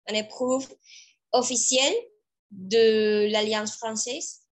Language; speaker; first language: French; non-native, fluent; Spanish